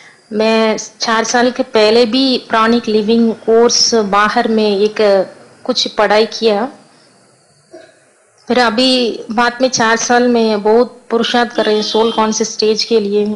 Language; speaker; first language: Hindi; non-native, local second language; Tamil